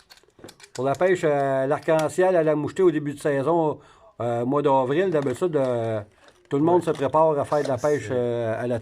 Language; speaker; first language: French; native; French